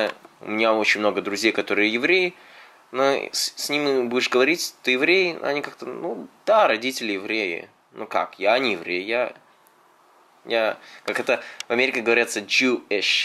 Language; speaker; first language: Russian; early bilingual, heritage; Russian